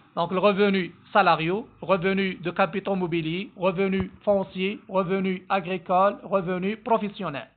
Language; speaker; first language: French; non-native, local second language; Arabic